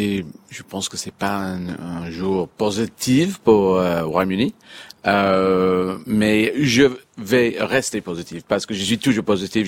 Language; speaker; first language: French; non-native, fluent; English